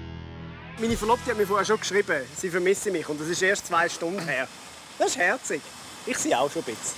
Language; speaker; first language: German; native; German